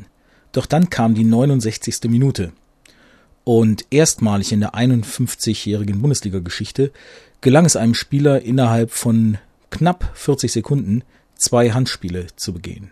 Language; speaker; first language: German; native; German